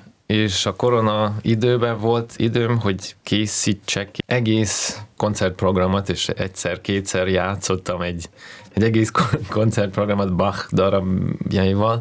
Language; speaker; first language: Hungarian; non-native, fluent; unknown